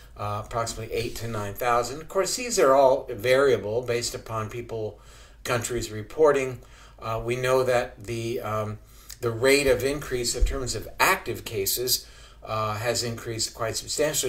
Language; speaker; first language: English; native; English